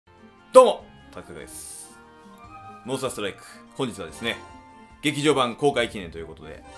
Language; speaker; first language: Japanese; native; Japanese